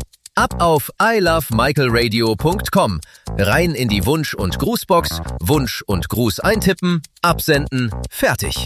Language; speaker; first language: German; native; German